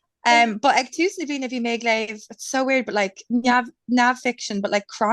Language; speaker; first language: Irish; non-native, local second language; English